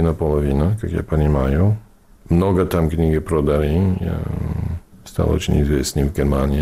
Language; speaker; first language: Russian; non-native, fluent; English